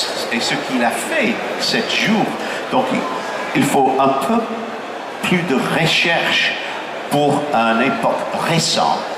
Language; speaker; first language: French; non-native, fluent; English